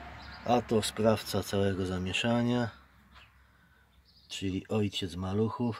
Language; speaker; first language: Polish; native; Polish